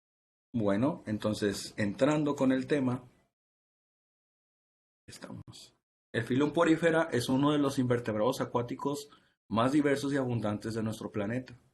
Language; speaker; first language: Spanish; native; Spanish